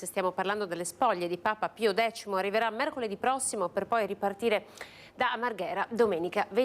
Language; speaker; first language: Italian; native; Italian